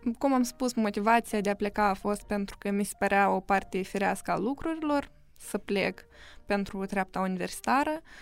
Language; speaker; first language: Romanian; native; Romanian